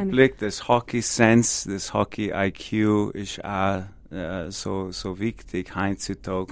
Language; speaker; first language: German; non-native, learner; English